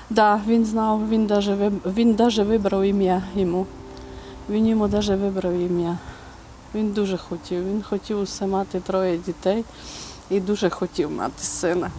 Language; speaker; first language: Ukrainian; native; Ukrainian